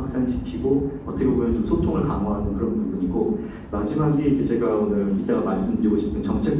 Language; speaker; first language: Korean; native; Korean